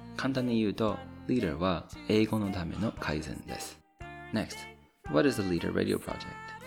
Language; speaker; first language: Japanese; non-native, fluent; English